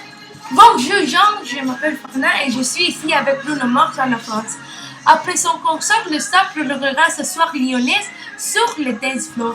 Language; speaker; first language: French; non-native, learner; Spanish